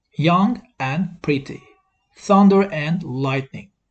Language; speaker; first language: English; non-native, fluent; Azerbaijani